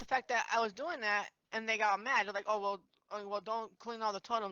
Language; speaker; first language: English; native; English